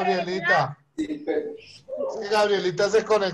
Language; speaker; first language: Spanish; native; Spanish